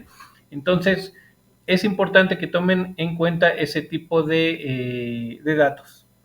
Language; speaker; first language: Spanish; native; Spanish